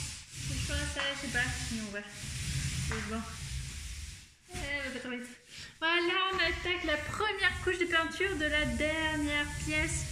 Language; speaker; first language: French; native; French